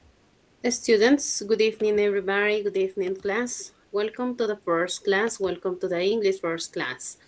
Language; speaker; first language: English; non-native, learner; Spanish